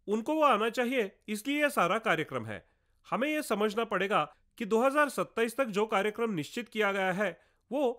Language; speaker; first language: Hindi; non-native, local second language; Marathi